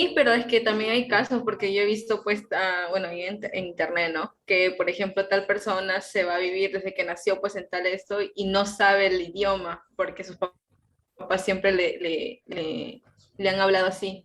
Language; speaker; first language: Spanish; native; Spanish